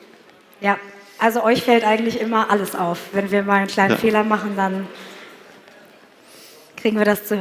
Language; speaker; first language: German; native; German